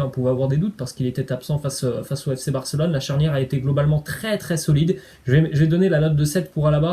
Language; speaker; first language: French; native; French